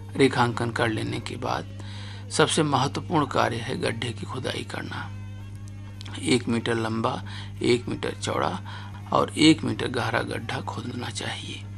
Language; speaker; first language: Hindi; native; Hindi